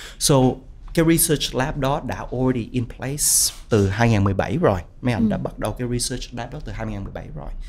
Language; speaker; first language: Vietnamese; early bilingual, heritage; Vietnamese